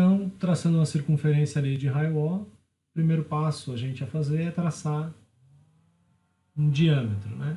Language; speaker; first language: Portuguese; native; Portuguese